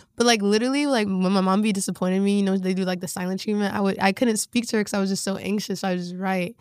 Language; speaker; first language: English; native; English